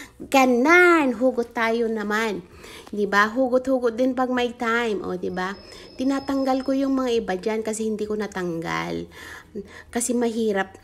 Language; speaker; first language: Filipino; non-native, local second language; Iloko